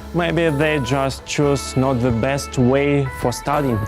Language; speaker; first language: English; non-native, learner; Russian